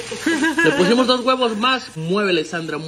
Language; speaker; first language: Spanish; native; Spanish